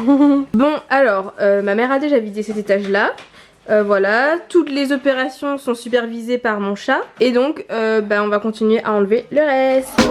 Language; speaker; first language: French; native; French